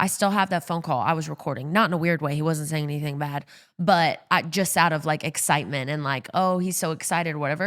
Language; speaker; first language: English; native; English